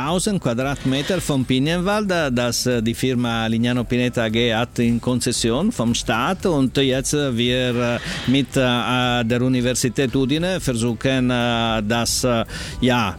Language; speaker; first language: German; non-native, learner; Italian